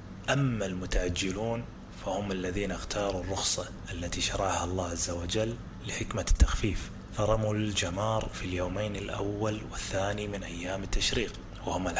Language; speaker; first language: Arabic; native; Arabic